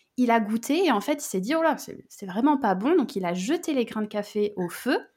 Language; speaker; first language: French; native; French